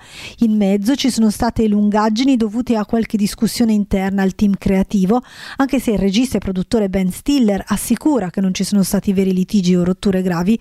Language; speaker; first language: Italian; native; Italian